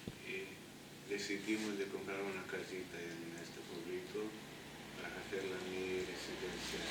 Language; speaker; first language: Spanish; non-native, fluent; Italian